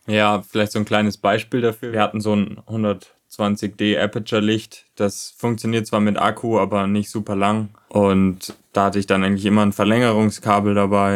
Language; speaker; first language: German; native; German